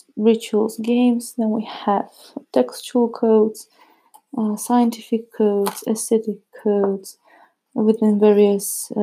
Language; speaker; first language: English; non-native, fluent; Czech